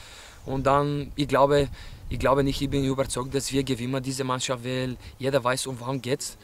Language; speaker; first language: German; non-native, fluent; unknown